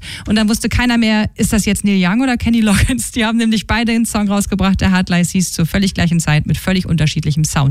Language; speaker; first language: German; native; German